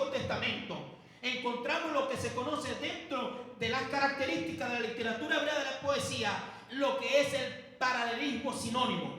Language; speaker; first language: Spanish; native; Spanish